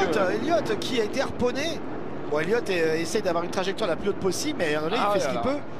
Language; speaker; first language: French; native; French